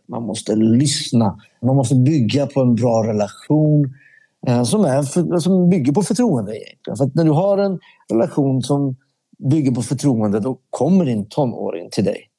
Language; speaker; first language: Swedish; early bilingual, other home language; Persian